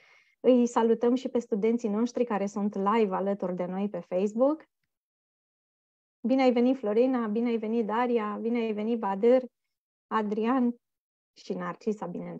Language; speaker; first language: Romanian; native; Romanian